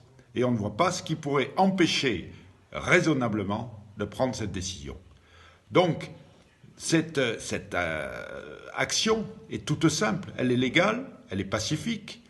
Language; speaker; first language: French; native; French